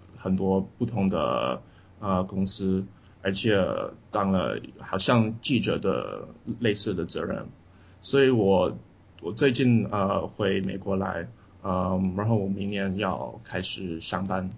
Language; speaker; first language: Chinese; non-native, fluent; English